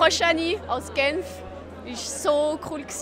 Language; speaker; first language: German; non-native, local second language; French